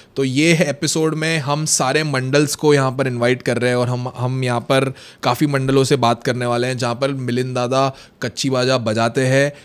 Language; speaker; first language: Hindi; non-native, local second language; Marathi